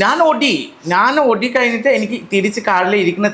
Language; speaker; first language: Malayalam; non-native, fluent; Assamese